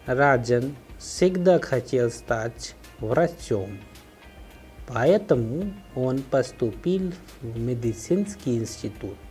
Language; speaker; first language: Russian; non-native, fluent; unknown